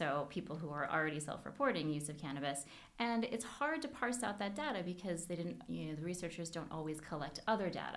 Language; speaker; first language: English; native; English